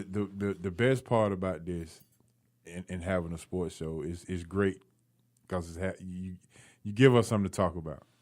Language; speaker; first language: English; native; English